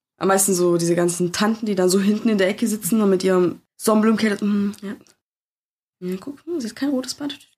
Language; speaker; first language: German; early bilingual, other home language; Turkish